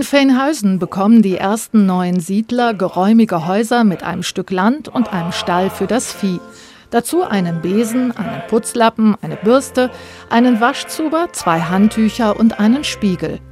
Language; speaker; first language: German; native; German